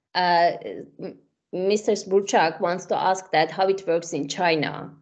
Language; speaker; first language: English; non-native, fluent; Turkish